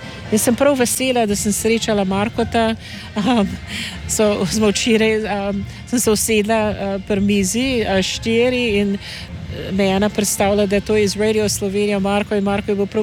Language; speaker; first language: Slovenian; early bilingual, heritage; Slovenian